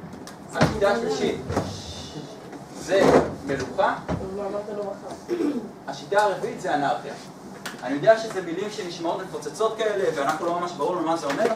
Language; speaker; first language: Hebrew; native; Hebrew